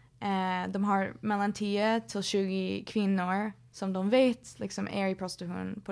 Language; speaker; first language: Swedish; non-native, fluent; English